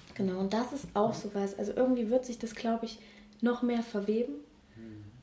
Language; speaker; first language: German; native; German